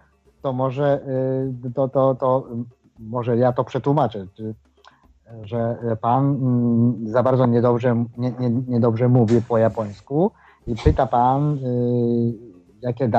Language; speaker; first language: Polish; non-native, fluent; Japanese